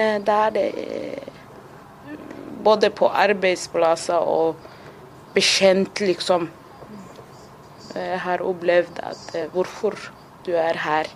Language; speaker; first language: Norwegian; non-native, fluent; Somali